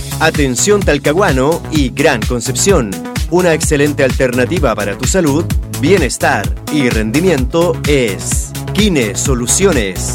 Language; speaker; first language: Spanish; native; Spanish